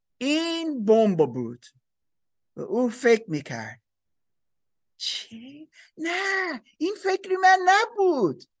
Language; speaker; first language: Persian; non-native, learner; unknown